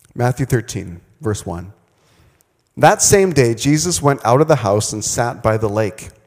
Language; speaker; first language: English; native; English